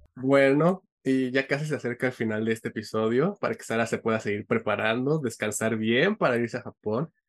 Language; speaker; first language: Spanish; native; Spanish